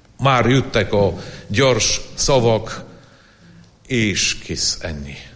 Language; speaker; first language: Hungarian; non-native, fluent; Polish